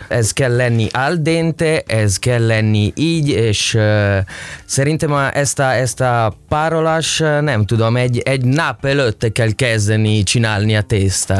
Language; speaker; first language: Hungarian; non-native, learner; Italian